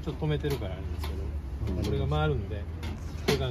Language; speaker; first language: Japanese; native; Japanese